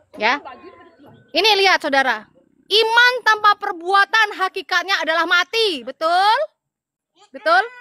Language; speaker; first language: Indonesian; non-native, local second language; Madurese